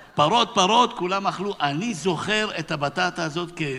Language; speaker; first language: Hebrew; native; Hebrew